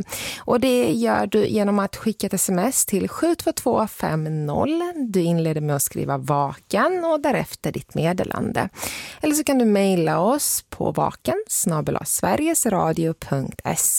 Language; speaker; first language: Swedish; native; Swedish